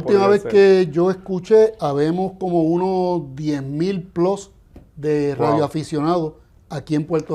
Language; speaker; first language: Spanish; native; Spanish